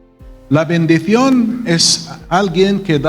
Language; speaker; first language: Spanish; non-native, fluent; Arabic